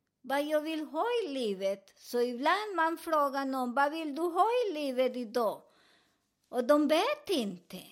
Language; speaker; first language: Swedish; non-native, fluent; Spanish